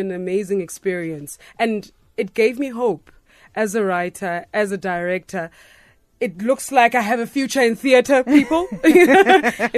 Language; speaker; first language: English; non-native, local second language; Xhosa